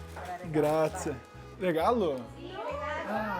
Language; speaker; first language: Italian; non-native, learner; Portuguese